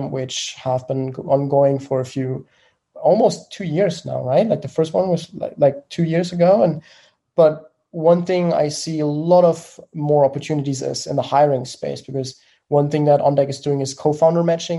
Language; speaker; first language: English; non-native, fluent; German